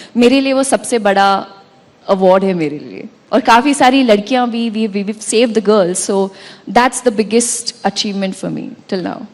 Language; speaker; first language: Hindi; non-native, local second language; Marathi